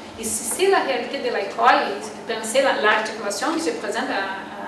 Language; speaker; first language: French; non-native, learner; Portuguese